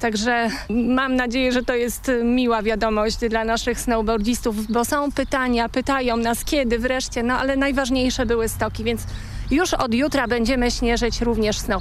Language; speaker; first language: Polish; native; Polish